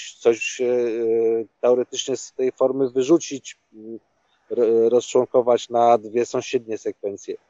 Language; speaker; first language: Polish; native; Polish